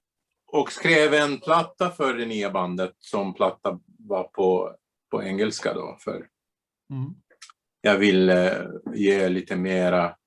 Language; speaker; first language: Swedish; non-native, fluent; Bulgarian